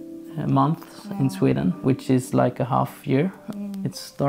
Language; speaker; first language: English; non-native, fluent; Swedish